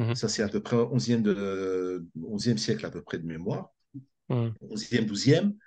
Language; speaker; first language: French; native; French